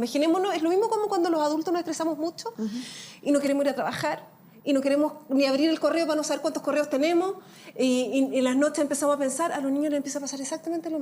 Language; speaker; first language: Spanish; native; Spanish